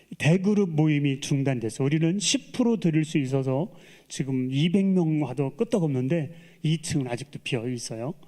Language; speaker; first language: Korean; native; Korean